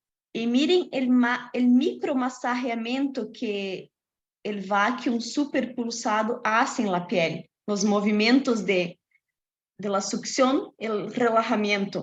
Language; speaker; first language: Spanish; non-native, fluent; Portuguese